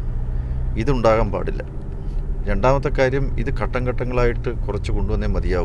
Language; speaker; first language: Malayalam; native; Malayalam